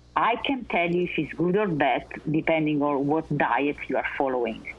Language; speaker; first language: English; non-native, fluent; Italian